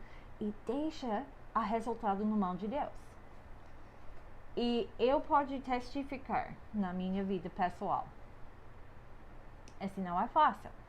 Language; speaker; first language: Portuguese; non-native, fluent; English